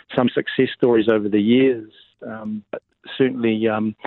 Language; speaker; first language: English; native; English